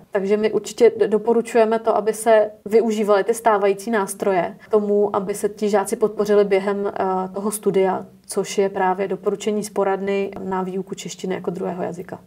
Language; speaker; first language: Czech; native; Czech